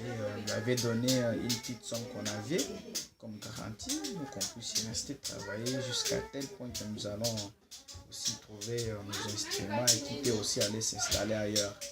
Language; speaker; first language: French; non-native, local second language; Swahili